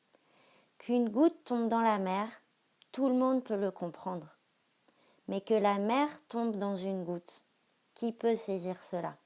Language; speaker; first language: French; native; French